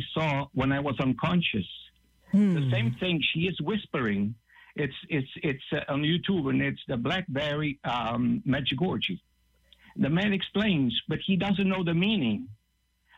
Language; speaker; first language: English; non-native, fluent; Portuguese